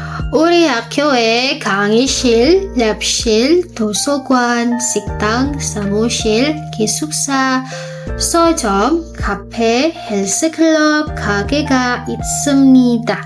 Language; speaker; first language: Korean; non-native, fluent; Indonesian